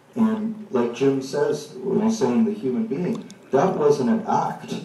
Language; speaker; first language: English; native; English